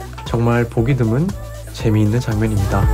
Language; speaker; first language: Korean; native; Korean